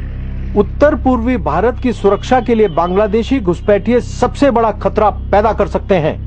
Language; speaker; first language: Hindi; native; Hindi